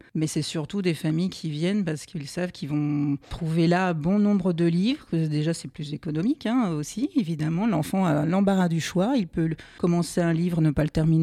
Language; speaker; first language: French; native; French